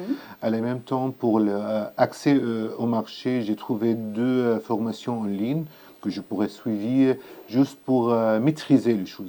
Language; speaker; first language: French; non-native, learner; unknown